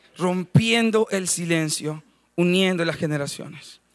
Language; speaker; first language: Spanish; native; Spanish